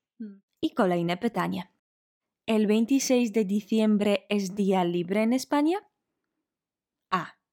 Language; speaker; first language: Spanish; non-native, fluent; Polish